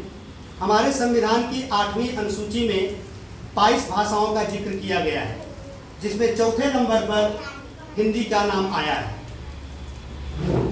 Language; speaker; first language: Hindi; native; Hindi